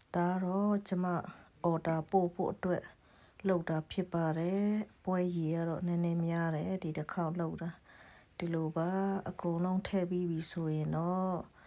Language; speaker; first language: Burmese; non-native, local second language; Shan